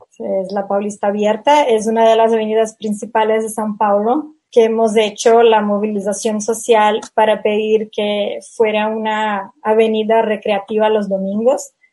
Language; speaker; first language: Spanish; non-native, fluent; Portuguese